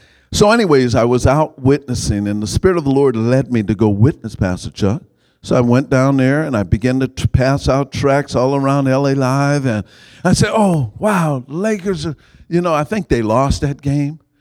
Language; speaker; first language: English; native; English